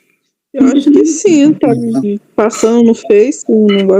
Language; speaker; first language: Portuguese; native; Portuguese